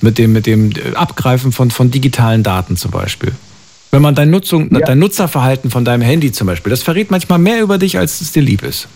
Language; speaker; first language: German; native; German